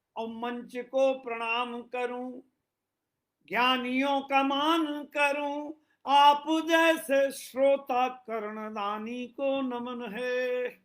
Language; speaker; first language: Hindi; native; Hindi